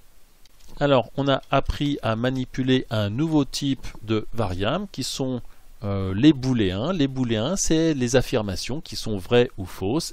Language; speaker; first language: French; native; French